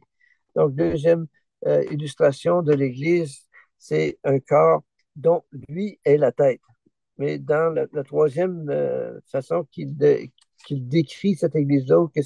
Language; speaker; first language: French; native; French